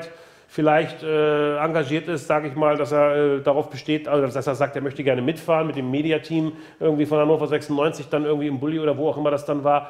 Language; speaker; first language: German; native; German